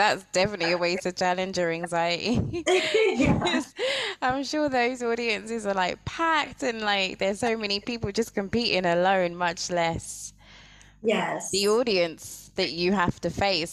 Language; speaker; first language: English; native; English